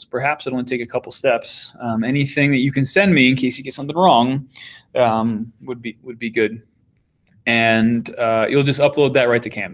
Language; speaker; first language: English; native; English